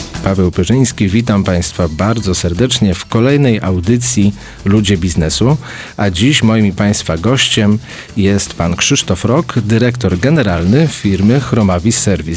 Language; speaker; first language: Polish; native; Polish